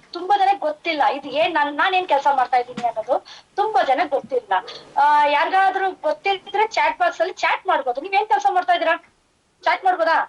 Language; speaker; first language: Kannada; non-native, fluent; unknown